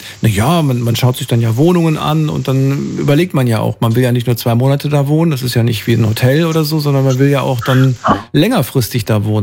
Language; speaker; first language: German; native; German